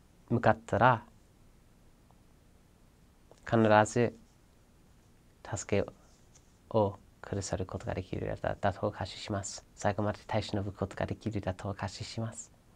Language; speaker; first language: Japanese; non-native, fluent; English